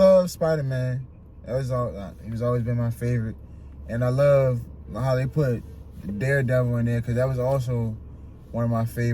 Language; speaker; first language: English; native; English